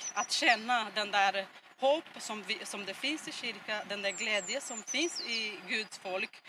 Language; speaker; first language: Swedish; non-native, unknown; Portuguese